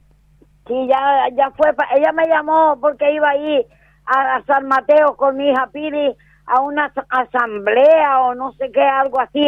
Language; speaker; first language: Spanish; native; Spanish